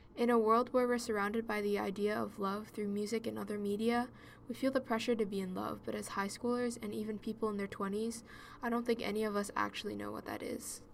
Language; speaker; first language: English; native; English